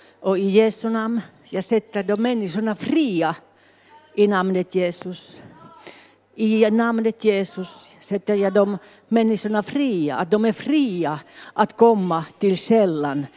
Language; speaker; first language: Swedish; non-native, fluent; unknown